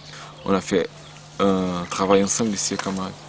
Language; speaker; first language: French; non-native, learner; Portuguese